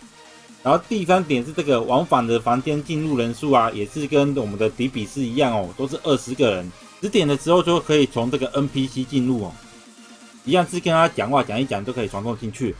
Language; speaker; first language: Chinese; native; Chinese